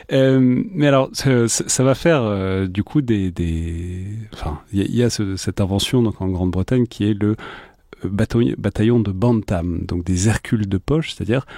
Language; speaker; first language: French; native; French